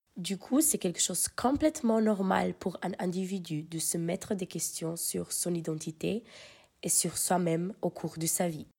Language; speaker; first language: French; non-native, fluent; Romanian